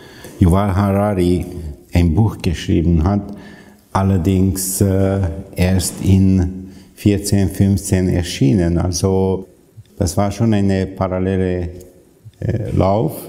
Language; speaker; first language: German; non-native, fluent; Hungarian